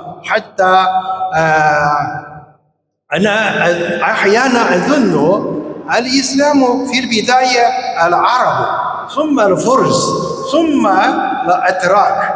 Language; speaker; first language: Arabic; non-native, fluent; Chinese